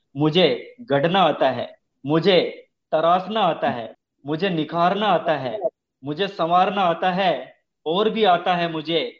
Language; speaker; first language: Hindi; native; Hindi